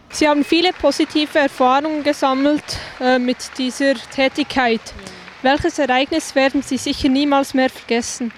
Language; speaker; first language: German; native; German